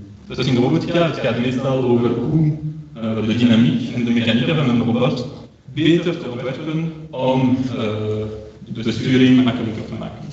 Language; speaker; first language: Dutch; non-native, local second language; French